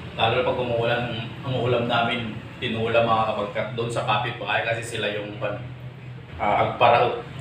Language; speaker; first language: Filipino; non-native, local second language; Iloko